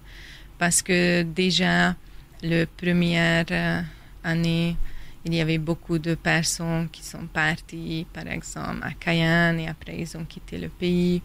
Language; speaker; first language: French; non-native, fluent; Hungarian